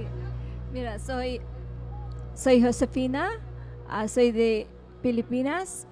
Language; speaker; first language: Spanish; non-native, learner; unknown